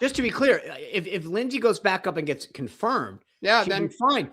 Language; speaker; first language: English; native; English